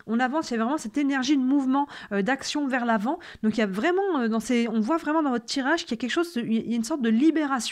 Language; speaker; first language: French; native; French